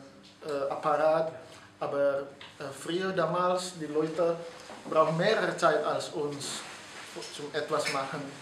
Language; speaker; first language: German; non-native, learner; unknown